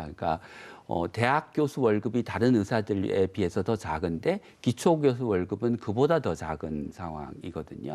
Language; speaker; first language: Korean; native; Korean